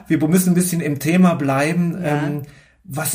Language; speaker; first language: German; native; German